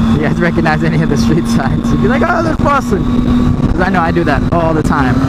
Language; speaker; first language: English; native; English